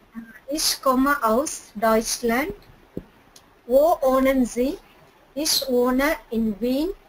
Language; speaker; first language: German; non-native, learner; Tamil